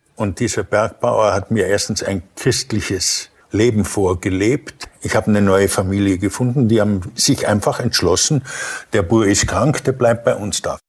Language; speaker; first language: German; native; German